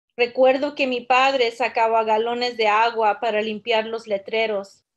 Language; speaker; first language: Spanish; early bilingual, heritage; Spanish